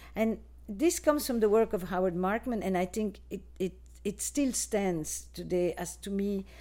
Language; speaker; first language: English; non-native, fluent; Dutch